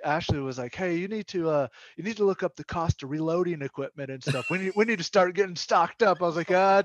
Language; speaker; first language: English; native; English